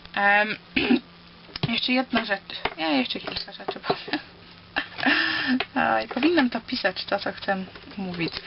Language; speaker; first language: Polish; early bilingual, heritage; Polish